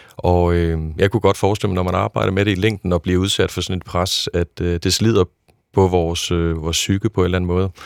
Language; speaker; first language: Danish; native; Danish